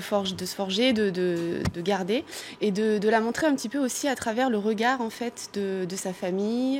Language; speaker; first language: French; native; French